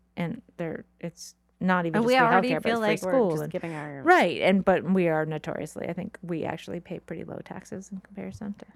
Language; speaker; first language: English; native; English